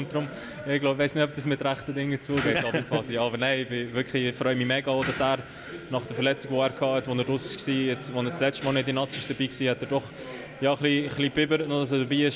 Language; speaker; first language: German; native; German